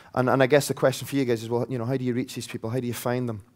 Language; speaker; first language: English; native; English